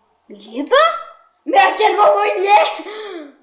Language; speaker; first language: French; native; French